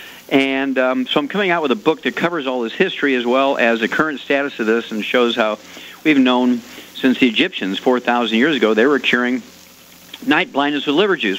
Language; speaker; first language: English; native; English